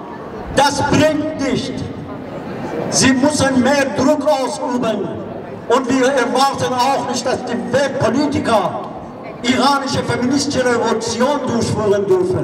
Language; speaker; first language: German; non-native, fluent; Persian